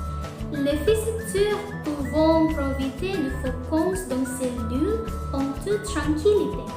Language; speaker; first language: French; non-native, learner; Indonesian